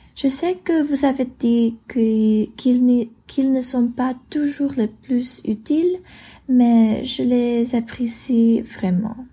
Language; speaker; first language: French; non-native, learner; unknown